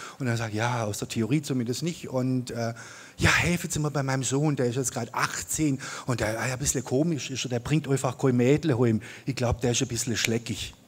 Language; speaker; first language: German; native; German